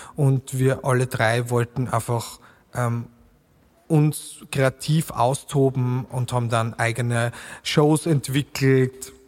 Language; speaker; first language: German; native; German